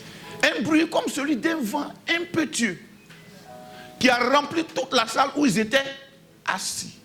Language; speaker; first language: French; native; French